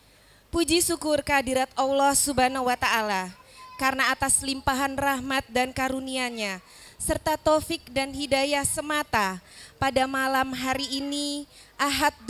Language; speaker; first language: Indonesian; native; Indonesian